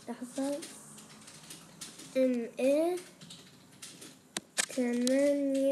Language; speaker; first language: Arabic; native; Arabic